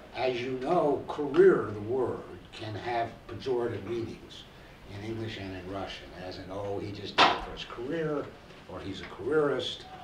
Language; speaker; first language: English; native; English